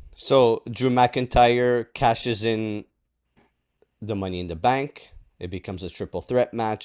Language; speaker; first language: English; native; English